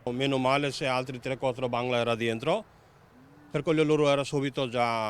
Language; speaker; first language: Italian; non-native, learner; Bangla